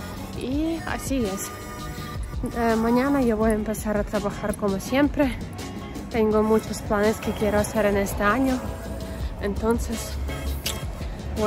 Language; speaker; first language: Spanish; non-native, learner; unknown